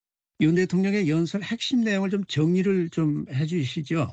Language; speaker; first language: Korean; native; Korean